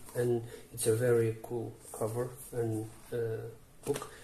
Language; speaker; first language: English; non-native, learner; Portuguese